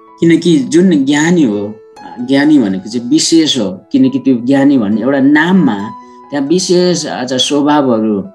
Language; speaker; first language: Nepali; non-native, local second language; Sherpa